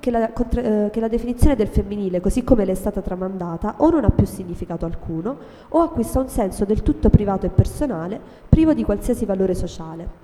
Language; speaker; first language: Italian; native; Italian